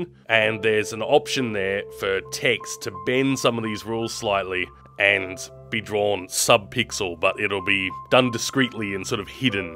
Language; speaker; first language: English; native; English